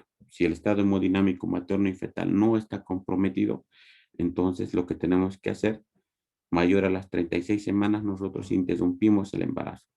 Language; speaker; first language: Spanish; native; Spanish